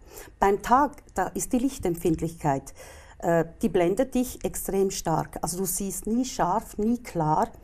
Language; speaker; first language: German; native; German